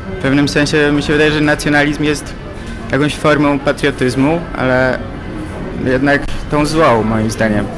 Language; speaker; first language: Polish; non-native, fluent; Armenian